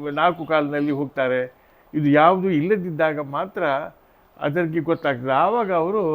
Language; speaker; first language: Kannada; native; Kannada